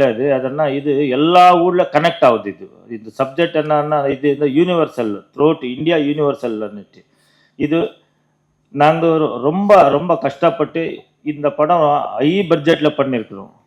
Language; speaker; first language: Tamil; non-native, learner; Kannada